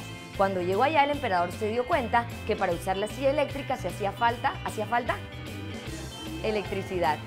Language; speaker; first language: Spanish; native; Spanish